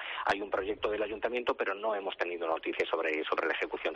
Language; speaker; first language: Spanish; native; Spanish